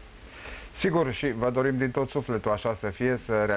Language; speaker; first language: Romanian; native; Romanian